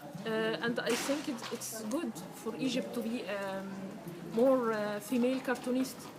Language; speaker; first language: English; non-native, learner; Arabic